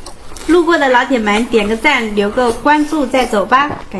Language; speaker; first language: Chinese; native; Chinese